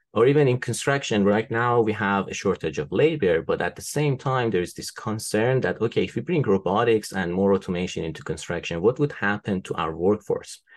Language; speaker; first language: English; non-native, fluent; Persian